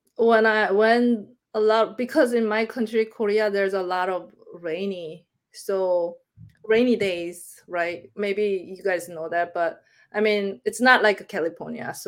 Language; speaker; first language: English; non-native, learner; Korean